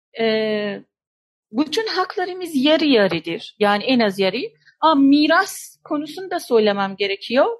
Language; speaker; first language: Turkish; non-native, fluent; Persian